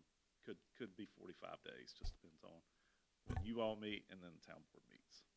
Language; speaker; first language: English; native; English